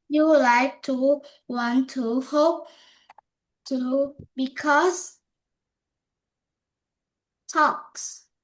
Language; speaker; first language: English; non-native, learner; Vietnamese